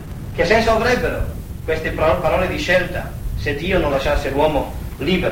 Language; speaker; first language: Italian; native; Italian